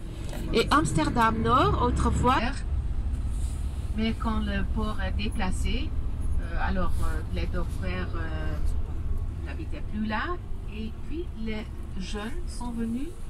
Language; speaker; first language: French; non-native, fluent; Dutch